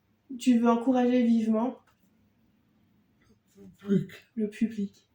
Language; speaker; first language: French; native; French